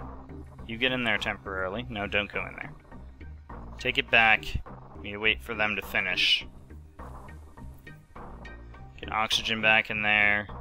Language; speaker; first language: English; native; English